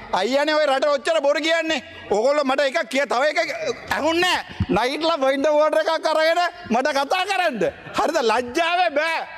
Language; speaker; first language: Sinhala; non-native, local second language; Tamil